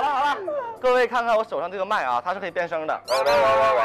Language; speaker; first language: Chinese; native; Chinese